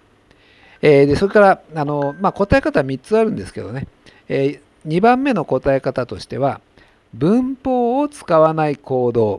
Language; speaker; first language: Japanese; native; Japanese